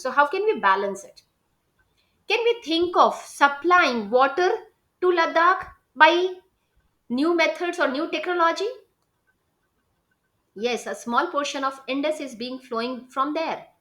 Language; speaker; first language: English; non-native, local second language; Hindi